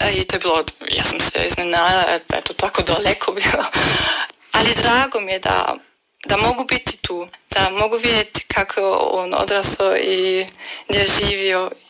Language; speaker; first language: Bosnian; early bilingual, heritage; Croatian